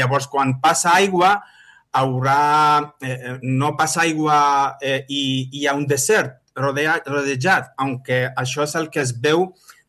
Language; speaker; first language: Catalan; non-native, fluent; Arabic